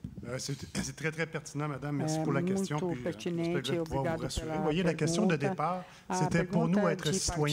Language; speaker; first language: French; native; French